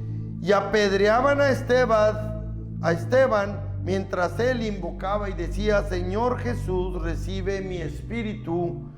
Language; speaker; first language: Spanish; native; Spanish